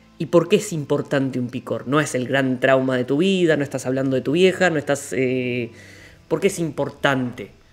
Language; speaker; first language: Spanish; native; Spanish